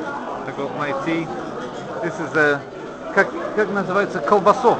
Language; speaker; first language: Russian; non-native, learner; English